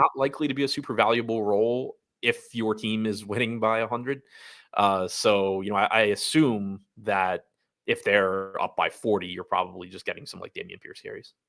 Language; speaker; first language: English; native; English